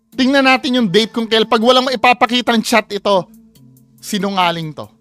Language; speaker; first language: Filipino; native; Filipino